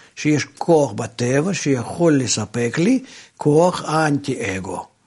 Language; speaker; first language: Hebrew; non-native, fluent; Russian